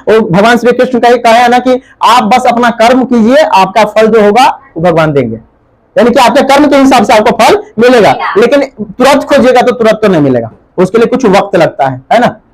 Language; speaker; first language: Hindi; native; Hindi